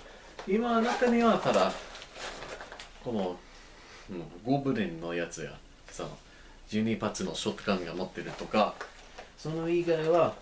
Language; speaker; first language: Japanese; non-native, learner; English